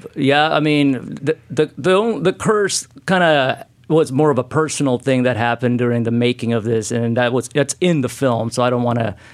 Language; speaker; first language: English; non-native, fluent; Spanish